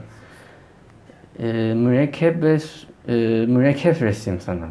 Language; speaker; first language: Turkish; non-native, fluent; Chinese